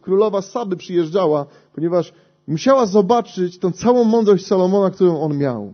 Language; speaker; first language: Polish; native; Polish